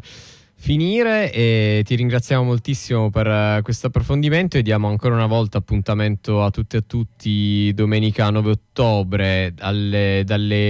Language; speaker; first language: Italian; native; Italian